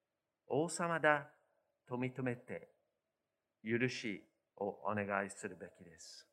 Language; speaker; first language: Japanese; non-native, fluent; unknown